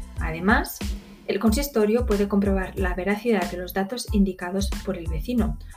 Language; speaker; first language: Spanish; native; Spanish